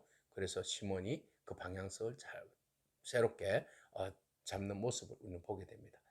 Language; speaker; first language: Korean; native; Korean